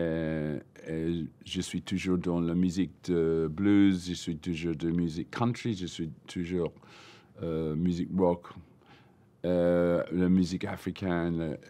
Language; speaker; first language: French; non-native, learner; English